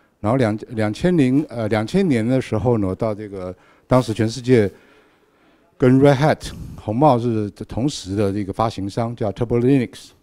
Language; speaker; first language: Chinese; native; Chinese